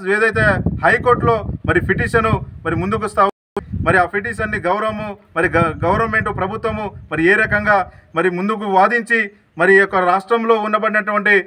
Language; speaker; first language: Telugu; non-native, local second language; Lambadi